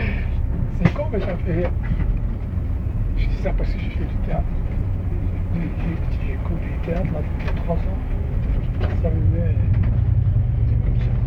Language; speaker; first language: French; non-native, fluent; Portuguese